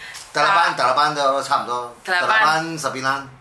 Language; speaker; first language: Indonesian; non-native, learner; Cantonese